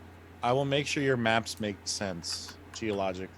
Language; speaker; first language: English; native; English